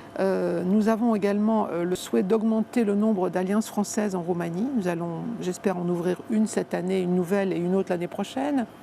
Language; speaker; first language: French; native; French